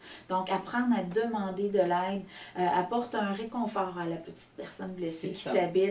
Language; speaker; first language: French; native; French